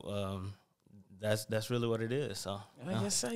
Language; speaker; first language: English; native; English